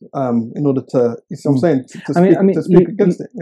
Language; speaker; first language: English; native; English